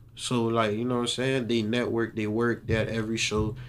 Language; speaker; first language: English; early bilingual, other home language; Haitian Creole